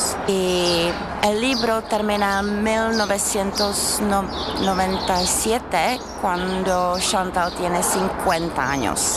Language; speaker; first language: Spanish; non-native, fluent; Czech